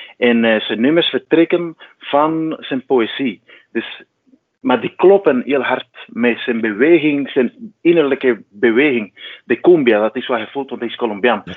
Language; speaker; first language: Dutch; non-native, fluent; Spanish